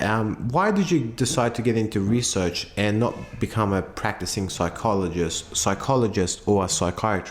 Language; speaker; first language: English; native; English